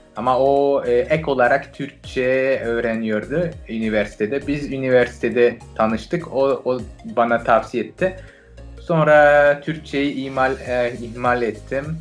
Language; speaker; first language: Turkish; non-native, fluent; French